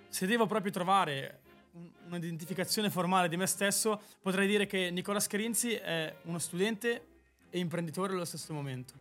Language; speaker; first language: Italian; native; Italian